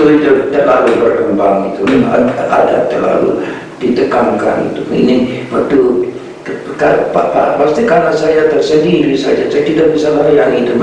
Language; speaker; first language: Indonesian; non-native, fluent; Hungarian